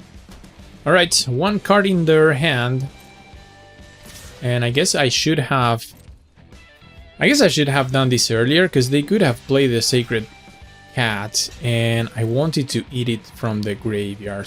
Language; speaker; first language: English; non-native, fluent; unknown